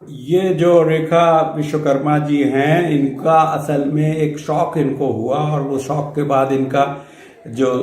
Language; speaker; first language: Hindi; native; Hindi